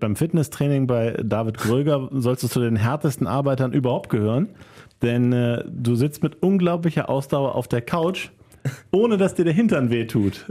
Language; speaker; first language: German; native; German